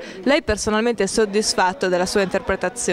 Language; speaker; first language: Italian; native; Italian